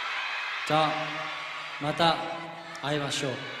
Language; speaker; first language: Japanese; non-native, learner; Korean